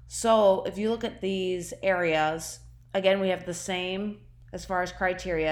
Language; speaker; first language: English; native; English